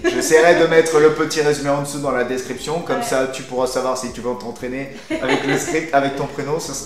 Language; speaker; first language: French; native; French